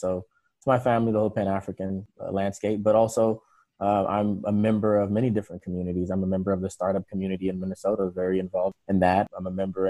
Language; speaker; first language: English; native; English